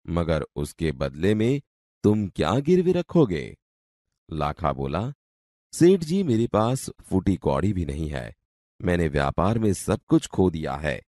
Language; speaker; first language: Hindi; non-native, local second language; Gujarati